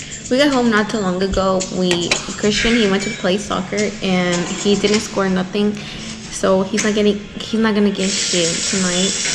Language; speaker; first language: English; early bilingual, other home language; Spanish